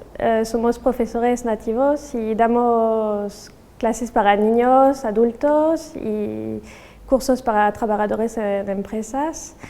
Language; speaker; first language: Spanish; non-native, fluent; French